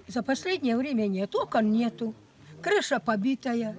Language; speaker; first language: Russian; native; Russian